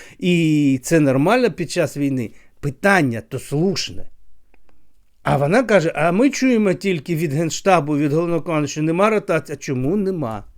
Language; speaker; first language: Ukrainian; native; Ukrainian